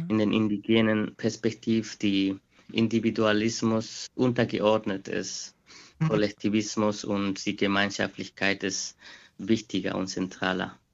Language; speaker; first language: German; non-native, fluent; Quechua